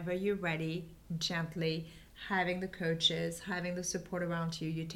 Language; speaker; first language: English; non-native, fluent; French